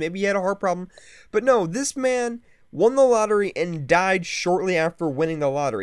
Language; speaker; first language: English; native; English